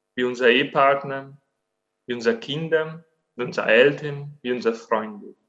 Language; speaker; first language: German; non-native, fluent; Portuguese